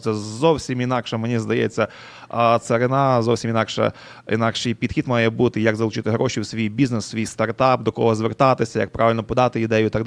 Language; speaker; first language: Ukrainian; native; Ukrainian